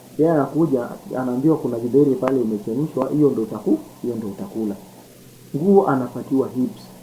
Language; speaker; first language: Swahili; non-native, local second language; Luo (Kenya and Tanzania)